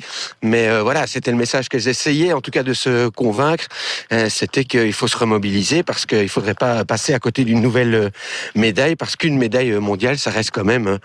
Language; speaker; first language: French; native; French